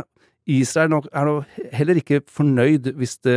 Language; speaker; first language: Norwegian; native; Norwegian